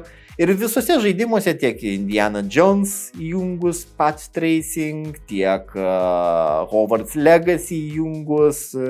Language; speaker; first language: Lithuanian; native; Lithuanian